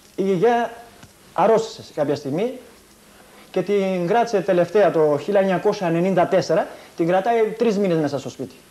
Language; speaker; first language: Greek; early bilingual, heritage; Greek